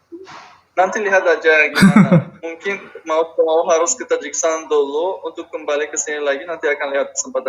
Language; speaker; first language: Indonesian; non-native, fluent; Tajik